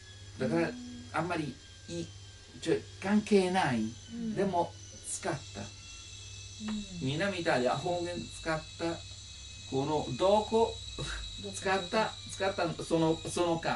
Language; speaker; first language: Japanese; non-native, learner; Italian